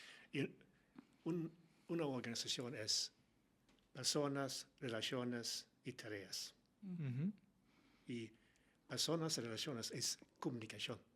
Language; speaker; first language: Spanish; non-native, learner; Swedish